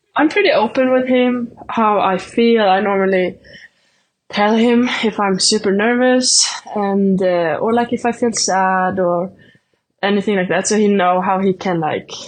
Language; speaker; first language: English; non-native, fluent; Swedish